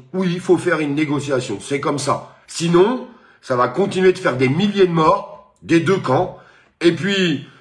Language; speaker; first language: French; native; French